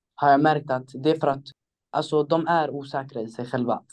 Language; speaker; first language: Swedish; early bilingual, other home language; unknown